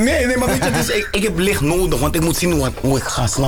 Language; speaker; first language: Dutch; native; Dutch